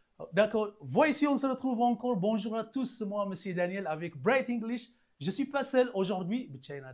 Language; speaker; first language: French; non-native, fluent; Amharic